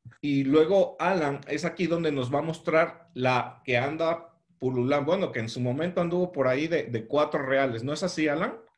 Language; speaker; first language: Spanish; native; Spanish